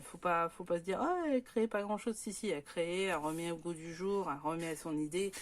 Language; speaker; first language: French; native; French